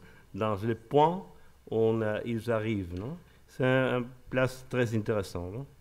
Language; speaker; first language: French; non-native, learner; Spanish